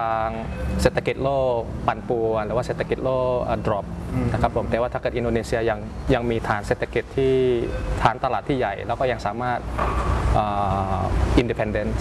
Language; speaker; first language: Thai; early bilingual, other home language; Indonesian